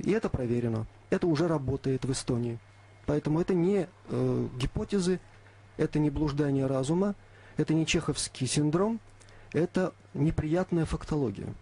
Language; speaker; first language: Russian; native; Russian